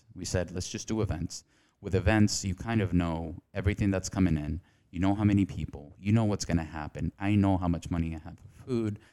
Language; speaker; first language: English; non-native, fluent; Spanish